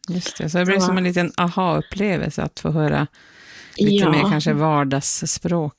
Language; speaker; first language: Swedish; native; Swedish